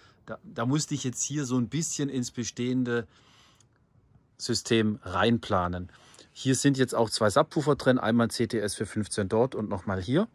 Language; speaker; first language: German; native; German